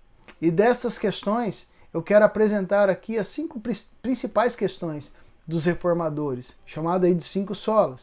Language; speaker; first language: Portuguese; native; Portuguese